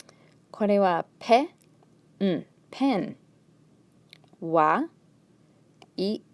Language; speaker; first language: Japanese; non-native, fluent; English